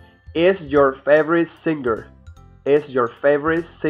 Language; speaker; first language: English; non-native, fluent; Spanish